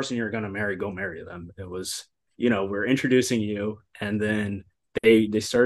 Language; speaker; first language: English; native; English